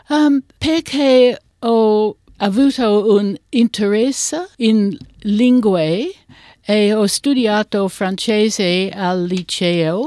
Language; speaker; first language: Italian; non-native, learner; English